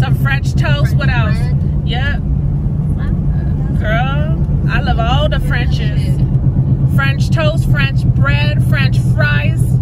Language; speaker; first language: English; early bilingual, other home language; Spanish